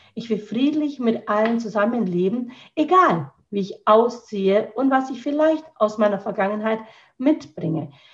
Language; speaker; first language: German; native; German